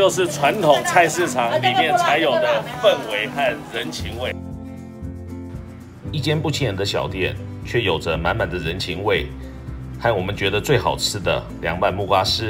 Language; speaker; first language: Chinese; native; Chinese